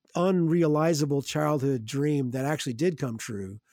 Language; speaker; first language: English; native; English